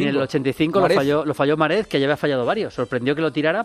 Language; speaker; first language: Spanish; native; Spanish